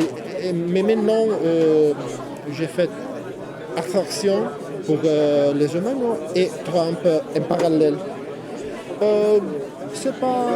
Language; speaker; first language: French; non-native, fluent; Italian